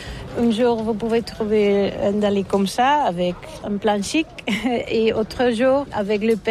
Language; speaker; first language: French; non-native, learner; Catalan